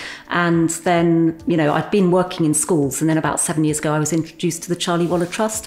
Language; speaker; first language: English; native; English